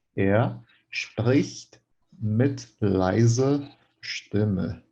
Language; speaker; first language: German; non-native, fluent; Portuguese